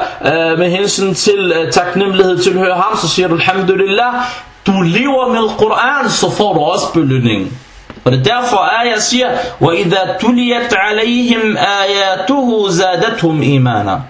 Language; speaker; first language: Danish; non-native, fluent; Arabic